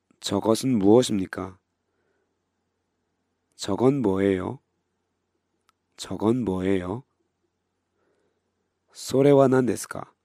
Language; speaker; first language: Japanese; non-native, fluent; Korean